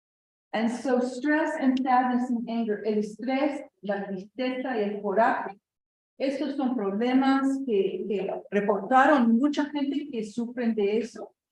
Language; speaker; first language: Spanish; non-native, fluent; English